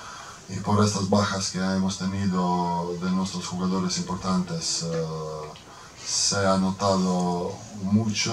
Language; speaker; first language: Spanish; non-native, fluent; Croatian